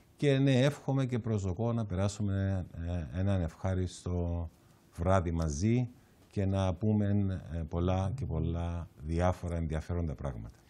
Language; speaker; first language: Greek; native; Greek